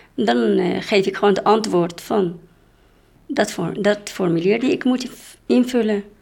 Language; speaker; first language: Dutch; non-native, fluent; Arabic